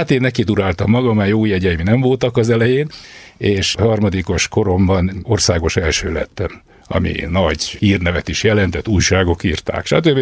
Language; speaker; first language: Hungarian; native; Hungarian